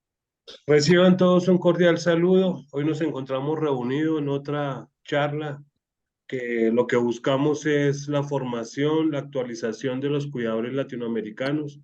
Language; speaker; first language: Spanish; native; Spanish